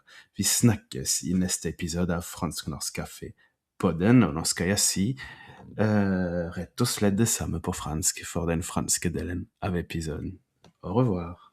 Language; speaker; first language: Norwegian; non-native, fluent; French